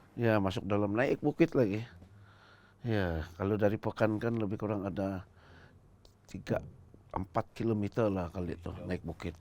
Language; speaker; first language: Malay; non-native, local second language; Central Dusun